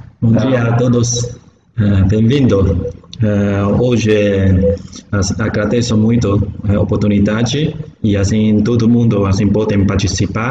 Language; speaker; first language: Portuguese; non-native, learner; Chinese